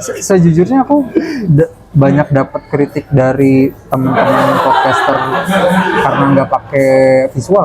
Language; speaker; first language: Indonesian; native; Indonesian